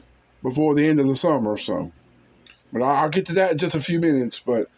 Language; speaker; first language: English; native; English